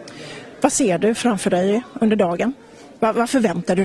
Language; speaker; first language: Swedish; native; Swedish